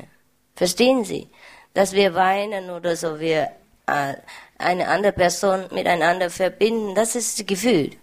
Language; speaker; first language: German; non-native, learner; Vietnamese